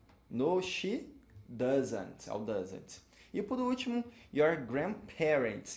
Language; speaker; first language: English; non-native, fluent; Portuguese